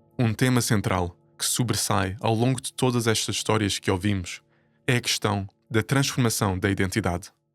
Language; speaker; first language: Portuguese; native; Portuguese